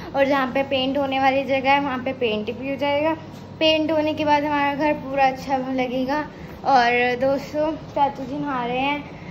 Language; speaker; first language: Hindi; non-native, local second language; Punjabi